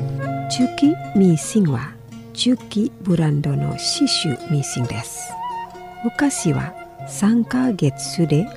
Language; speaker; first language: Japanese; non-native, learner; Indonesian